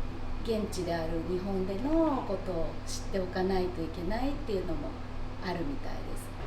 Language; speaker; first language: Japanese; native; Japanese